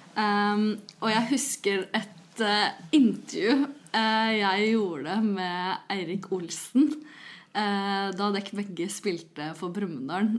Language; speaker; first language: Norwegian; native; Norwegian